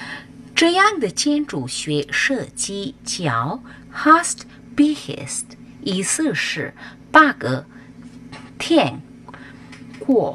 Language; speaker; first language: Chinese; non-native, fluent; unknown